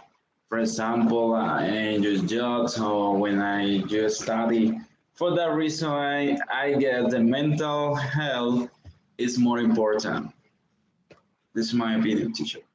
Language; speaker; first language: English; non-native, learner; Spanish